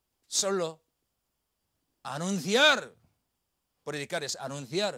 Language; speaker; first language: Spanish; non-native, learner; Korean